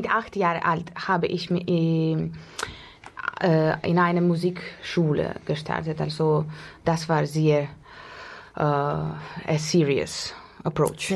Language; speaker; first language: German; non-native, learner; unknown